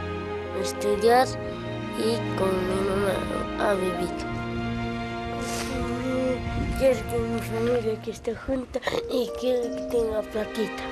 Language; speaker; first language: Spanish; non-native, local second language; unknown